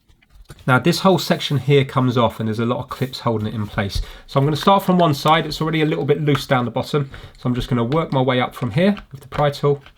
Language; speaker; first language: English; native; English